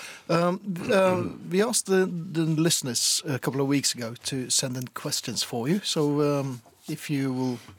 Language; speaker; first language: English; non-native, fluent; Norwegian